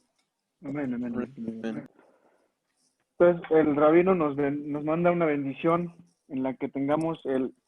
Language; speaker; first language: Spanish; native; Spanish